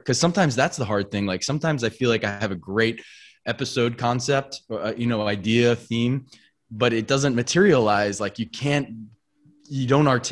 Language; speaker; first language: English; native; English